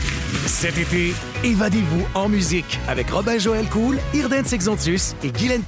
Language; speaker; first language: French; native; French